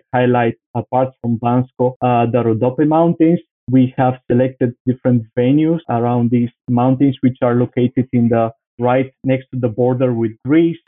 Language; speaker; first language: English; non-native, fluent; Bulgarian